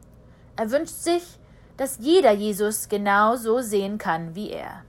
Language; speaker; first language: German; early bilingual, heritage; German